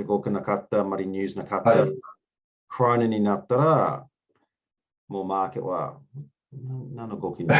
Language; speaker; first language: Japanese; non-native, learner; English